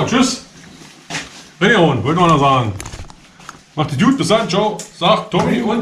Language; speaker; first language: German; native; German